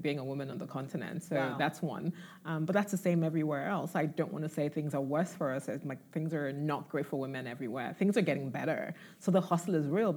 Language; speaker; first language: English; non-native, local second language; Igbo